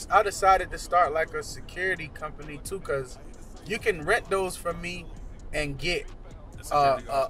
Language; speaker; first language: English; early bilingual, other home language; Haitian Creole